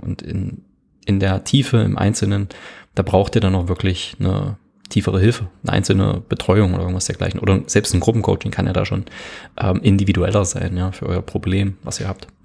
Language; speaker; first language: German; native; German